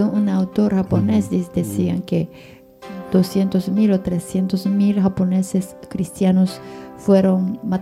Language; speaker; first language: Spanish; non-native, fluent; Japanese